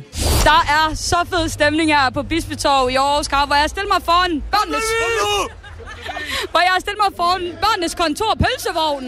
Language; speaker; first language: Danish; native; Danish